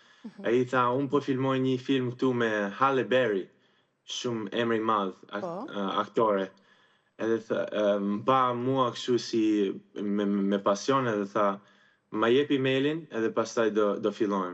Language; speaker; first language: Albanian; early bilingual, heritage; Albanian